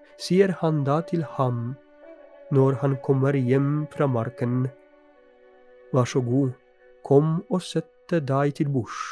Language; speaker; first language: Norwegian; non-native, fluent; Polish